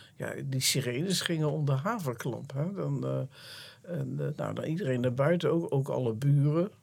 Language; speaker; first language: Dutch; native; Dutch